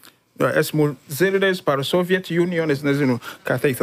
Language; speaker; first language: Latvian; non-native, learner; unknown